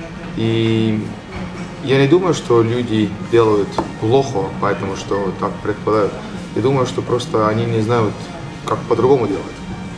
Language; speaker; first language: Russian; non-native, learner; Estonian